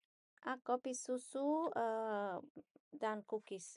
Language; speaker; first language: Indonesian; non-native, learner; English